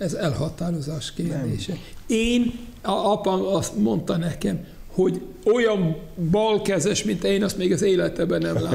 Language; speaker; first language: Hungarian; non-native, fluent; English